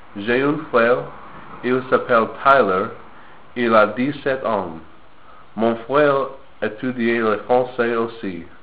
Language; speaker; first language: French; non-native, learner; English